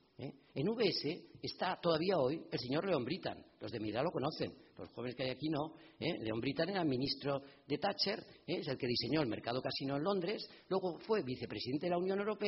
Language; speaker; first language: Spanish; native; Spanish